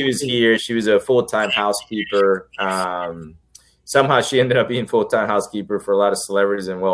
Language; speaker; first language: English; early bilingual, other home language; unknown